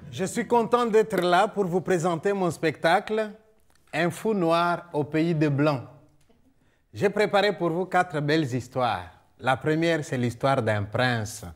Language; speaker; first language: French; non-native, local second language; Luba-Lulua